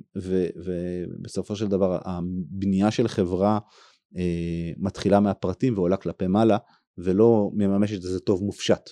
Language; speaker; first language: Hebrew; native; Hebrew